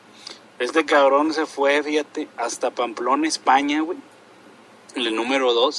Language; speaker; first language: Spanish; native; Spanish